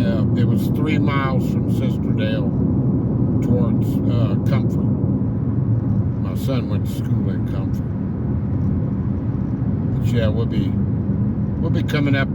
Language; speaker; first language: English; native; English